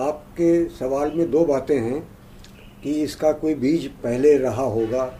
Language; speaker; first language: Hindi; native; Hindi